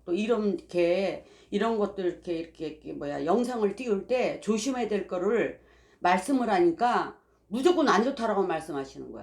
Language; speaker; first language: Korean; native; Korean